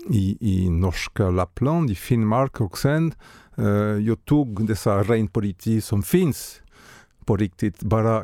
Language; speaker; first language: Swedish; non-native, fluent; French